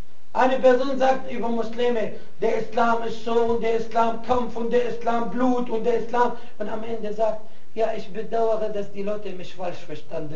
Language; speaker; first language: German; non-native, fluent; Arabic